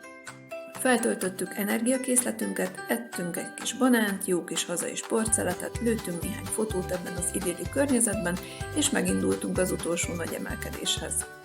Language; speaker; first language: Hungarian; native; Hungarian